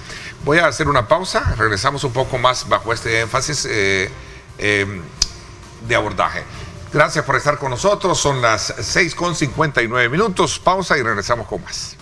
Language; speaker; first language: Spanish; native; Spanish